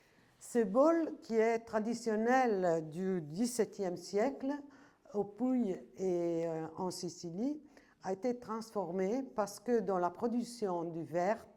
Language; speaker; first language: French; non-native, fluent; Italian